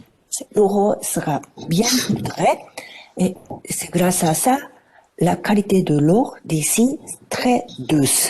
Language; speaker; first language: French; non-native, fluent; Japanese